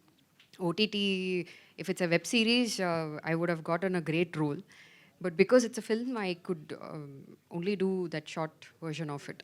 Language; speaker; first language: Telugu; non-native, fluent; Tamil